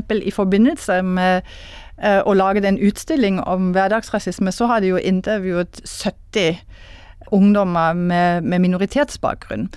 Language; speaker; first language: Norwegian; non-native, fluent; German